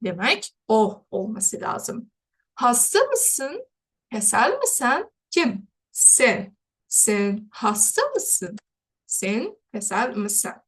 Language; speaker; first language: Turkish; non-native, fluent; Uzbek